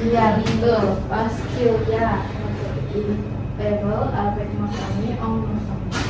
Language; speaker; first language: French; non-native, learner; Indonesian